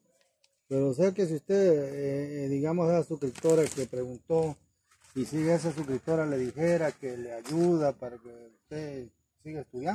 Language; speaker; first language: Spanish; native; Spanish